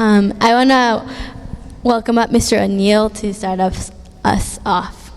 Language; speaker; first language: English; native; English